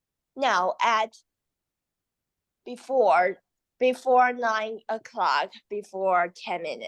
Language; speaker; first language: English; non-native, learner; Chinese